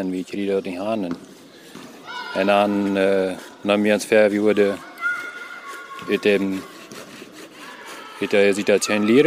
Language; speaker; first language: German; non-native, local second language; Plautdietsch